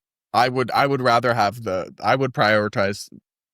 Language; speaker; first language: English; native; English